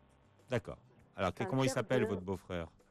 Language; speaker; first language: French; native; French